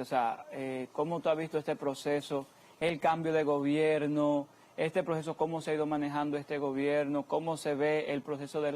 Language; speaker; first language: Spanish; native; Spanish